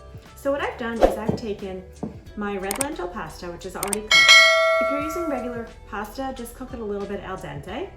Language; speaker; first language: English; native; English